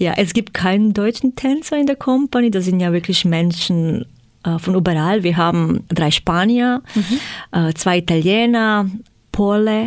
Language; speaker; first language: German; non-native, fluent; Croatian